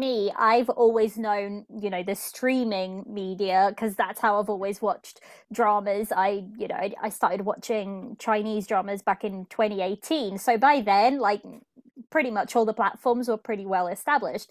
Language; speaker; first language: English; early bilingual, other home language; Portuguese